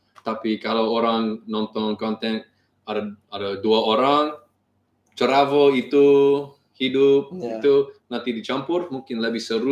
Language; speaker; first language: Indonesian; non-native, learner; English